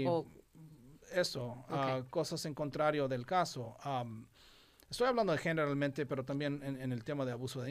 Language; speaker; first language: Spanish; non-native, fluent; English